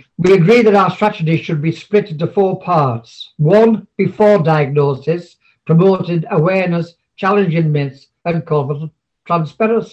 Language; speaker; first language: English; native; English